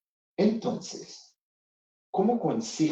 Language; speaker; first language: Spanish; non-native, fluent; Haitian Creole